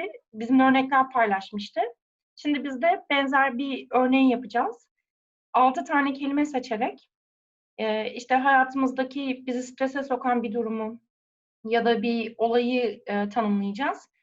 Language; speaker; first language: Turkish; native; Turkish